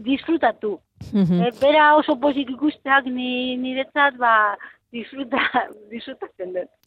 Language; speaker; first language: Basque; non-native, local second language; Spanish